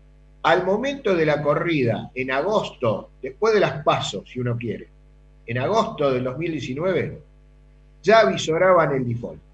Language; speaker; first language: Spanish; native; Spanish